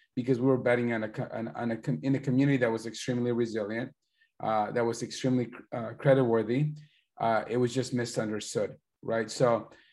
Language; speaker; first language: English; early bilingual, other home language; Spanish